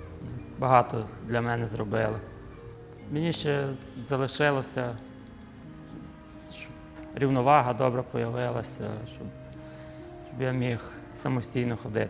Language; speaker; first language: Ukrainian; native; Ukrainian